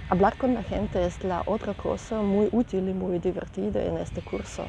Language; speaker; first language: Spanish; non-native, learner; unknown